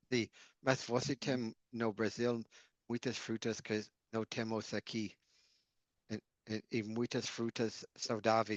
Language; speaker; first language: Portuguese; non-native, learner; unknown